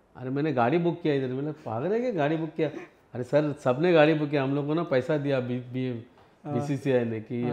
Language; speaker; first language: Hindi; non-native, local second language; Marathi